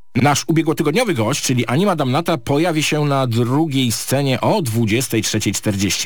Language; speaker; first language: Polish; native; Polish